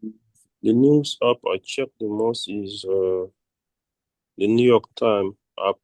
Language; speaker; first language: English; non-native, fluent; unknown